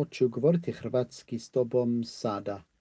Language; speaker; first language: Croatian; non-native, learner; English